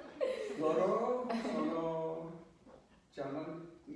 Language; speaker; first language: Italian; non-native, learner; English